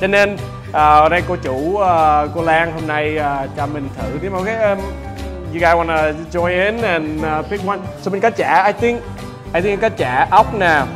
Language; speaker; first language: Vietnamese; early bilingual, heritage; Vietnamese